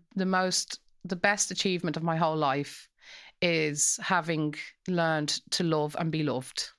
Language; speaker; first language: English; native; English